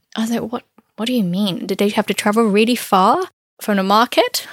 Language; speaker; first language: English; non-native, fluent; Chinese